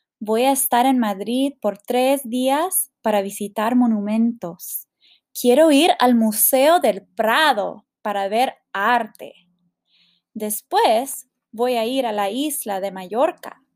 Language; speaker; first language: Spanish; non-native, learner; English